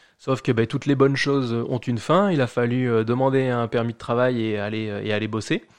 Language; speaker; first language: French; native; French